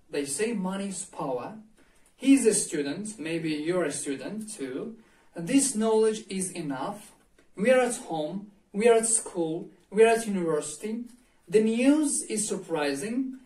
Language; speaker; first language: English; non-native, learner; Azerbaijani